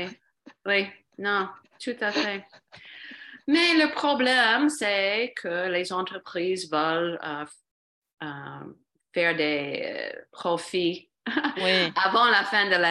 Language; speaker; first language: French; non-native, fluent; English